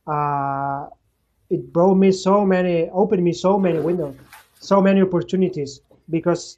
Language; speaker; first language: English; non-native, fluent; Spanish